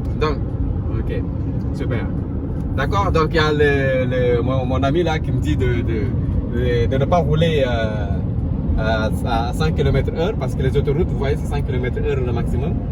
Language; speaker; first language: French; non-native, local second language; Wolof